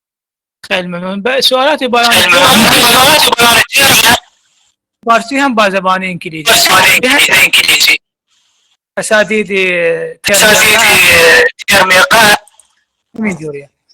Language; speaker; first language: Persian; non-native, learner; Arabic